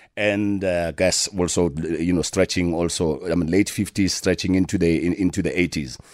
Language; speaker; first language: English; non-native, local second language; Tswana